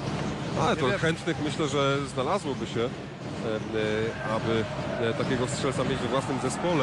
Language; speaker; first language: Polish; native; Polish